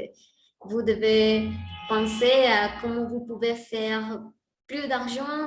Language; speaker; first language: French; non-native, learner; Spanish